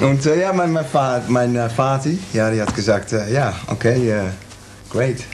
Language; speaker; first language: German; non-native, learner; Dutch